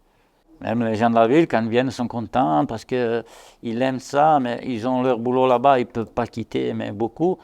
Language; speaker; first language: French; non-native, local second language; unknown